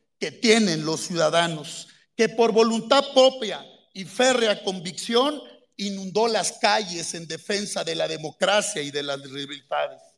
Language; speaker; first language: Spanish; native; Spanish